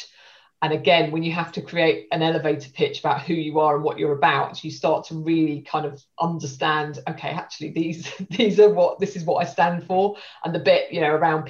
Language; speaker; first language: English; native; English